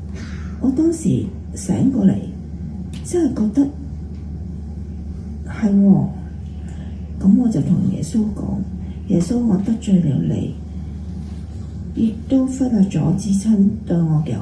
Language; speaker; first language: Cantonese; native; Cantonese